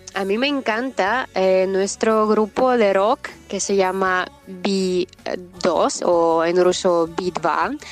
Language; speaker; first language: Spanish; non-native, fluent; Russian